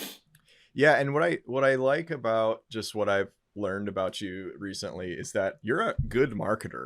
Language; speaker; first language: English; native; English